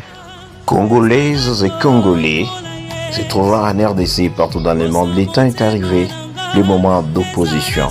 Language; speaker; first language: French; non-native, local second language; Lingala